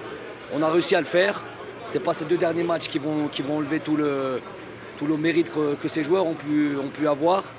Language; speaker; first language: French; native; French